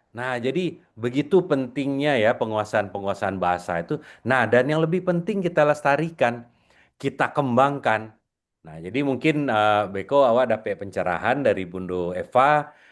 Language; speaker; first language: Indonesian; non-native, local second language; Minangkabau